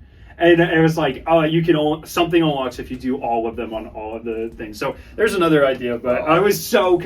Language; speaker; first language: English; native; English